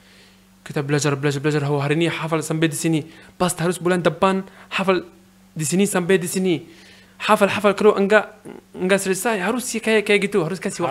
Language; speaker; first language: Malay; non-native, learner; Arabic